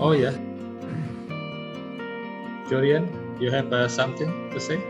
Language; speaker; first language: English; non-native, learner; Indonesian